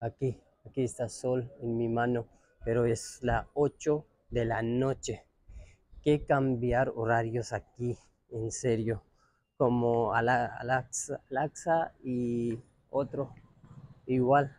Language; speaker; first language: Spanish; non-native, learner; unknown